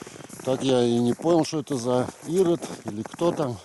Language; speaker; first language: Russian; native; Russian